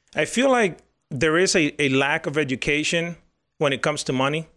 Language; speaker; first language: English; early bilingual, other home language; Spanish